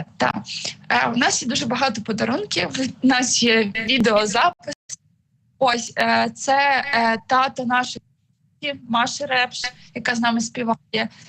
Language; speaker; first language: Ukrainian; native; Ukrainian